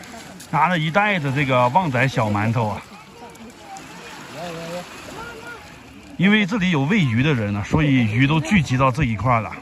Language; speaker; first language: Chinese; native; Chinese